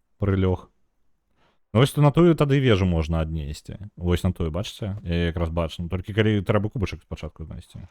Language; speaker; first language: Belarusian; non-native, local second language; Russian